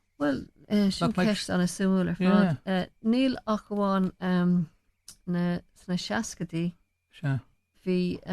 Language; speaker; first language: Irish; non-native, local second language; English